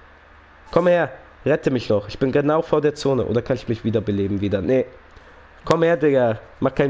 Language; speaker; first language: German; native; German